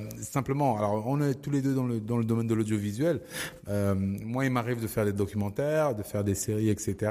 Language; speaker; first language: French; early bilingual, other home language; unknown